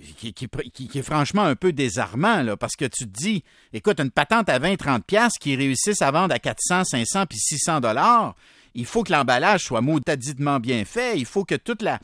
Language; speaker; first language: French; native; French